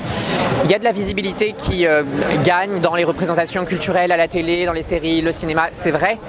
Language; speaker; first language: French; native; French